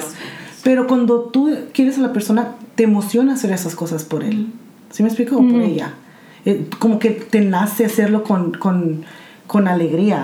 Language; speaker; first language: Spanish; early bilingual, heritage; Spanish